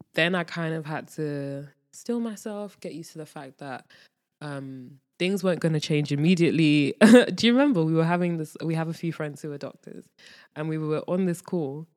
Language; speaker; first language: English; native; English